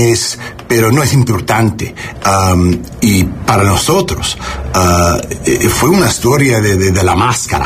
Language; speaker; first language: Spanish; non-native, learner; English